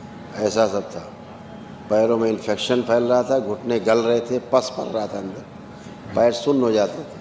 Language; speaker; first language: Hindi; native; Hindi